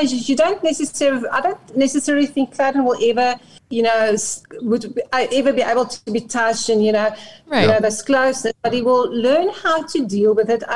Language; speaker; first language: English; non-native, local second language; Afrikaans